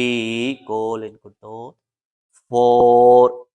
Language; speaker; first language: Vietnamese; non-native, learner; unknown